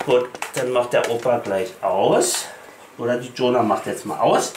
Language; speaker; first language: German; native; German